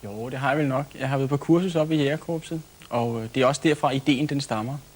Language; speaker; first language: Danish; native; Danish